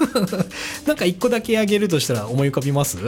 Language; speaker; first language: Japanese; native; Japanese